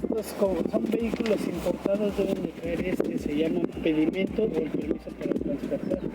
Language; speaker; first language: Spanish; native; Spanish